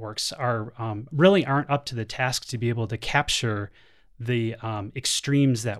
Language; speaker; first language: English; native; English